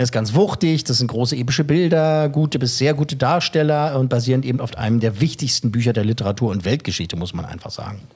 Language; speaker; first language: German; native; German